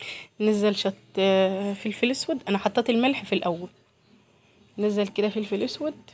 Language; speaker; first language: Arabic; native; Arabic